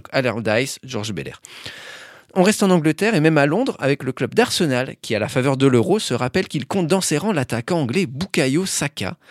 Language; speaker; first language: French; native; French